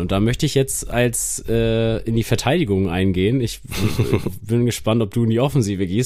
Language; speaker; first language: German; native; German